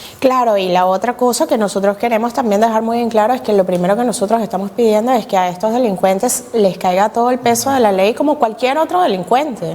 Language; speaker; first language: Spanish; native; Spanish